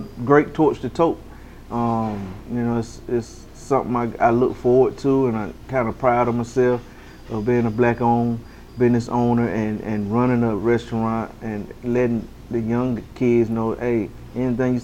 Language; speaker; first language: English; native; English